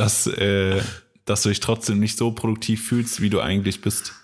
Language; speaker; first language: German; native; German